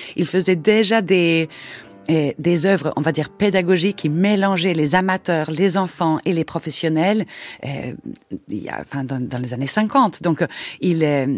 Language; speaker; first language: French; non-native, fluent; Swedish